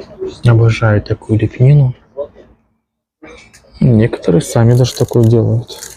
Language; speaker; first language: Russian; native; Russian